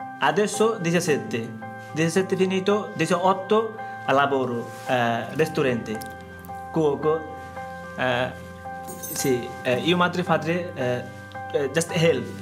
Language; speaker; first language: Italian; non-native, learner; Bangla